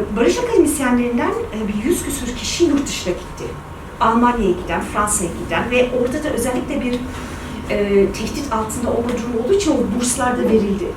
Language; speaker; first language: Turkish; early bilingual, heritage; Turkish